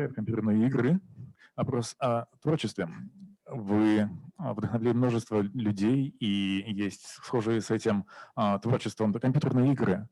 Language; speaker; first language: Russian; native; Russian